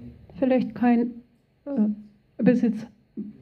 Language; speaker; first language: German; non-native, fluent; Russian